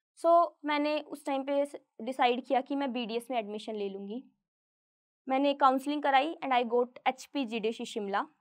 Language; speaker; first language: Hindi; native; Hindi